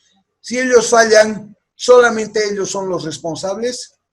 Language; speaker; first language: Spanish; native; Spanish